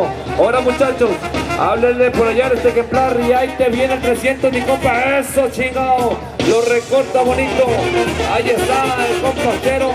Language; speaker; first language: Spanish; native; Spanish